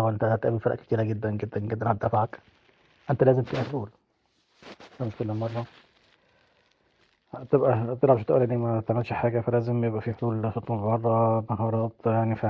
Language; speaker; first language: Arabic; native; Arabic